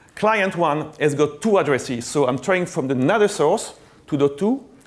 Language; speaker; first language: English; non-native, fluent; French